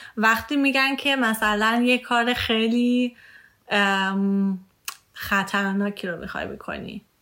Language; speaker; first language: Persian; early bilingual, heritage; Persian